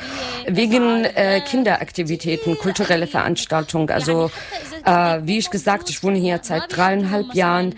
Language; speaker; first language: German; non-native, learner; Arabic